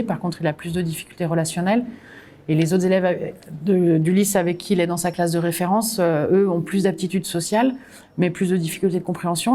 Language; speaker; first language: French; native; French